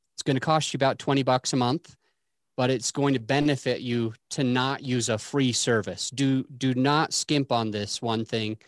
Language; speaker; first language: English; native; English